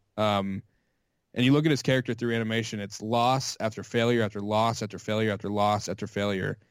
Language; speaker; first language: English; native; English